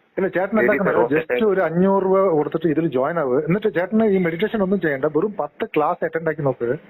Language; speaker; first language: Malayalam; non-native, local second language; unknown